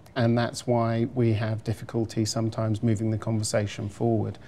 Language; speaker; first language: English; native; English